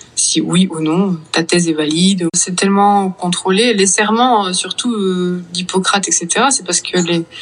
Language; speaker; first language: French; native; French